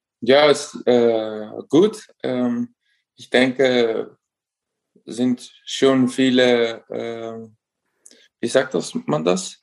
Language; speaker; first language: German; non-native, fluent; Dutch